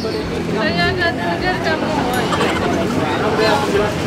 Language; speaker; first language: Indonesian; non-native, learner; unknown